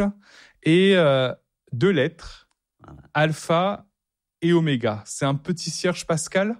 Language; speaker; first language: French; native; French